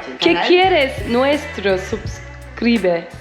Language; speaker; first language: Spanish; non-native, learner; Turkish